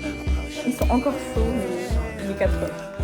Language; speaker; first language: French; native; French